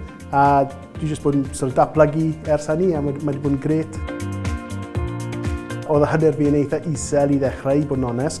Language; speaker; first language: Welsh; non-native, local second language; English